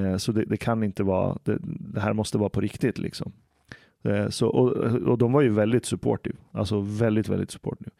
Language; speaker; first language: Swedish; early bilingual, other home language; Persian